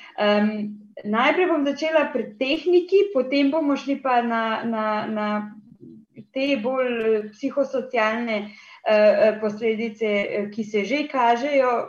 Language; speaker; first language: Slovenian; native; Slovenian